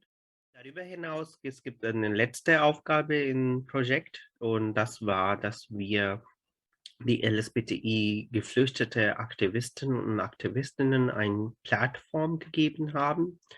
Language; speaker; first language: German; non-native, fluent; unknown